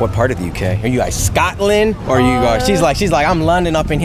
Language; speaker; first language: English; native; English